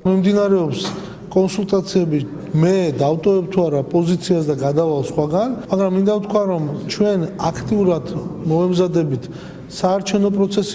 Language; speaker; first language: Georgian; native; Georgian